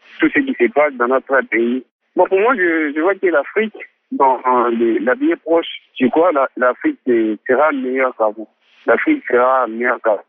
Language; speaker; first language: French; non-native, local second language; Swahili